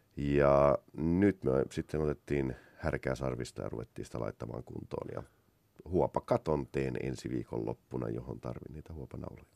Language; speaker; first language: Finnish; native; Finnish